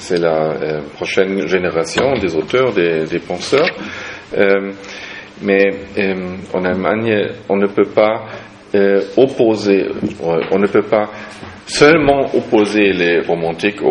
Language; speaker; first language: French; non-native, fluent; German